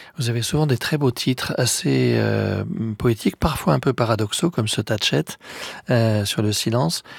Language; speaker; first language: French; native; French